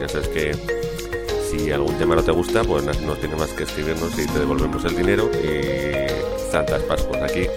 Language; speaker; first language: Spanish; native; Spanish